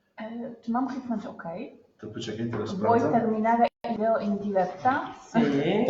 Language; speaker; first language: Polish; non-native, learner; Italian